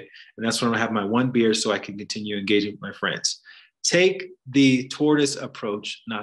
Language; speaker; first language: English; native; English